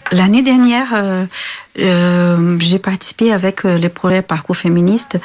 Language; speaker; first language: French; non-native, fluent; Portuguese